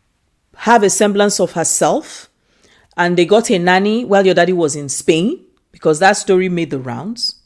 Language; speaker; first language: English; non-native, local second language; Igbo